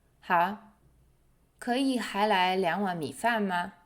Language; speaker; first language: Chinese; non-native, fluent; Polish